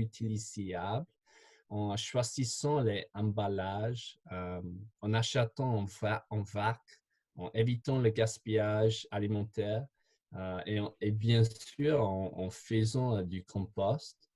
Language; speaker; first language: French; non-native, fluent; English